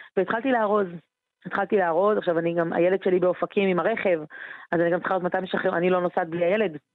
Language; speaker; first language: Hebrew; native; Hebrew